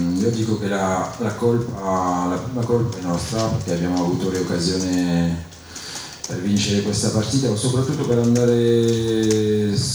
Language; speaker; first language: Italian; non-native, fluent; French